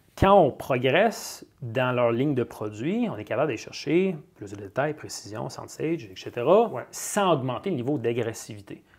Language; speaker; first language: French; native; French